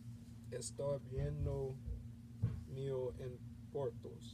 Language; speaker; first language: Spanish; non-native, learner; English